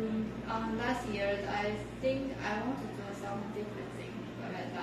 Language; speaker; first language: English; non-native, learner; Chinese